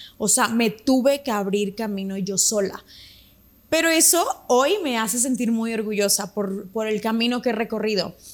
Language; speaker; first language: Spanish; native; Spanish